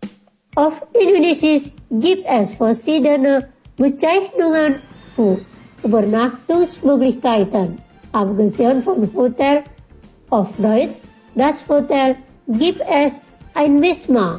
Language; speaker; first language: German; non-native, fluent; Indonesian